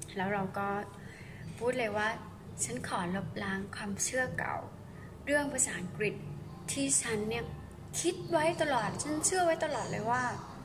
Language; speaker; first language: Thai; native; Thai